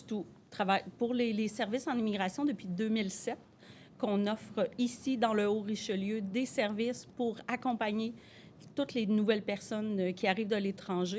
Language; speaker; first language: French; native; French